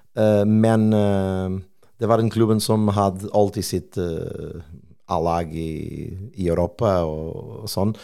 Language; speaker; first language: Norwegian; non-native, fluent; Portuguese